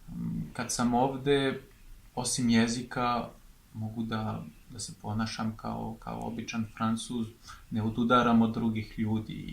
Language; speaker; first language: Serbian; non-native, fluent; French